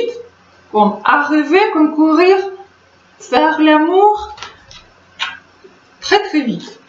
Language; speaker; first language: French; non-native, fluent; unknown